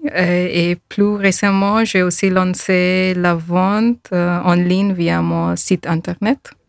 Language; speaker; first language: French; non-native, learner; Persian